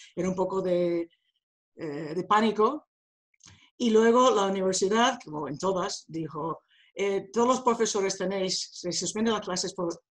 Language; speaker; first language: Spanish; non-native, fluent; English